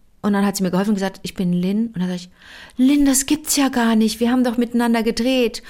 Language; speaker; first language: German; native; German